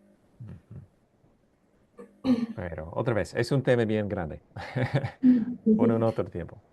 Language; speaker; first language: Spanish; non-native, fluent; English